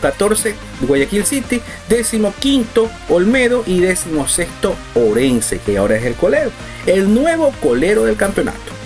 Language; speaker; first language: Spanish; native; Spanish